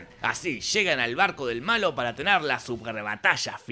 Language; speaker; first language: Spanish; native; Spanish